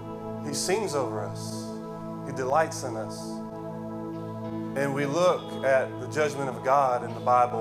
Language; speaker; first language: English; native; English